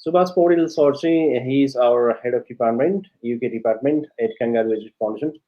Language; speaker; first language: English; non-native, local second language; Nepali